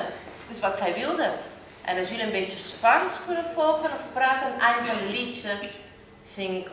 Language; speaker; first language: Dutch; non-native, fluent; Spanish